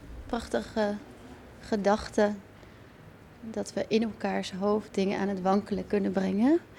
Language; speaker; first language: Dutch; native; Dutch